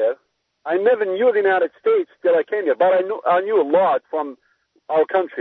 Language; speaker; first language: English; non-native, fluent; Arabic